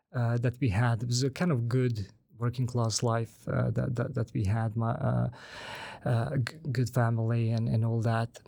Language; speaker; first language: English; non-native, fluent; Bosnian